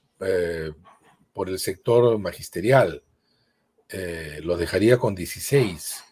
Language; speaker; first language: Spanish; native; Spanish